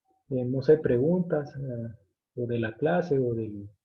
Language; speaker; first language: Spanish; native; Spanish